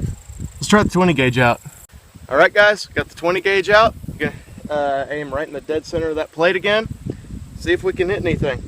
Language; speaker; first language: English; native; English